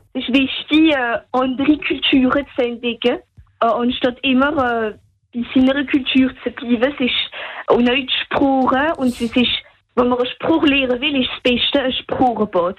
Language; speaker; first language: German; non-native, local second language; French